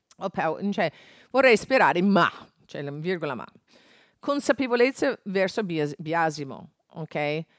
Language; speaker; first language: Italian; non-native, fluent; English